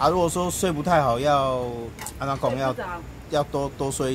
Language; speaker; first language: Chinese; native; Chinese